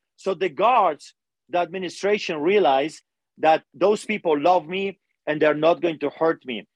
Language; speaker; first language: English; non-native, fluent; Polish